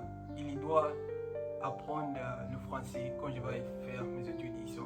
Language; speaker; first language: French; non-native, learner; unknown